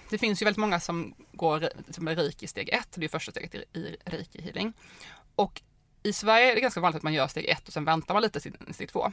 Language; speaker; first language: Swedish; native; Swedish